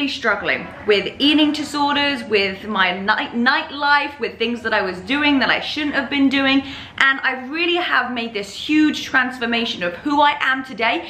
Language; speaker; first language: English; native; English